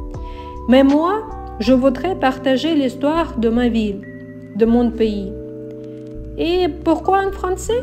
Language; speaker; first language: French; non-native, learner; Ukrainian